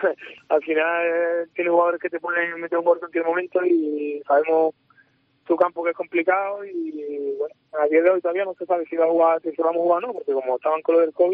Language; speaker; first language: Spanish; native; Spanish